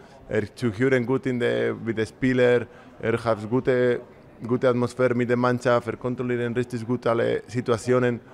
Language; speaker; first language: German; non-native, learner; Spanish